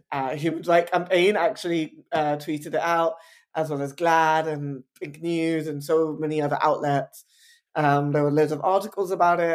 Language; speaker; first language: English; native; English